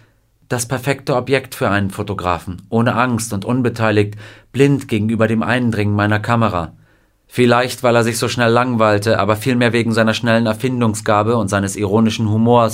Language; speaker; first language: German; native; German